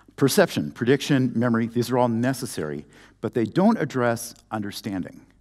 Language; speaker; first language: English; native; English